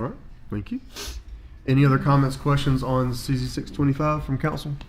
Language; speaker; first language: English; native; English